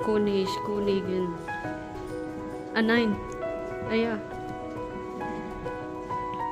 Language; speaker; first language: German; non-native, learner; Filipino